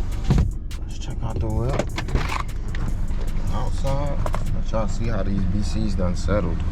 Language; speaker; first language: English; native; English